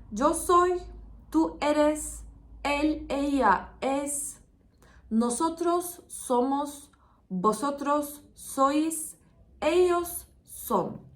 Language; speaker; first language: Spanish; non-native, fluent; Turkish